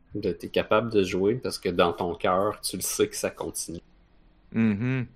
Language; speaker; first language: French; native; French